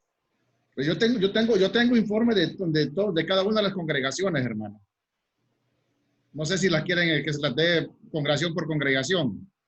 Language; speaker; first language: Spanish; native; Spanish